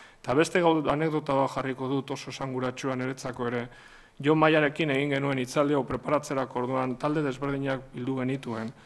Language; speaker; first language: Basque; non-native, local second language; Spanish